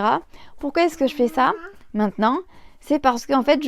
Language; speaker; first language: French; native; French